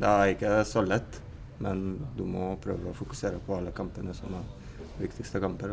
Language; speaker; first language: Norwegian; non-native, fluent; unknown